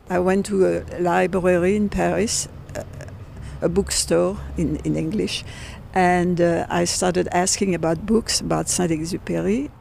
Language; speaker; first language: English; non-native, fluent; French